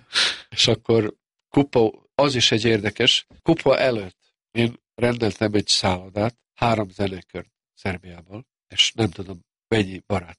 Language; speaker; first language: Hungarian; non-native, local second language; Serbian